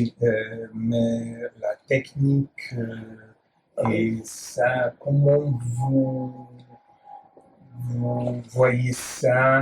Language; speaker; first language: French; non-native, learner; Portuguese